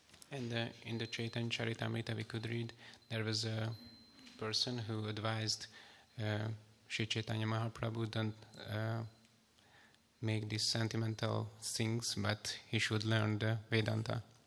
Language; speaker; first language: English; non-native, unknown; Hungarian